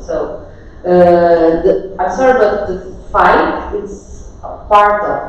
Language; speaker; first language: English; non-native, fluent; Portuguese